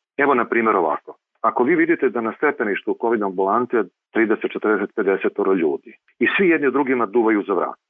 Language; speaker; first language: Serbian; native; Serbian